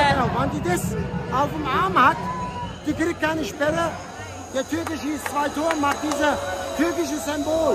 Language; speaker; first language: German; non-native, fluent; Turkish